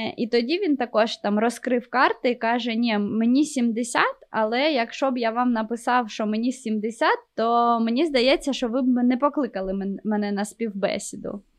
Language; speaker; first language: Ukrainian; non-native, local second language; Russian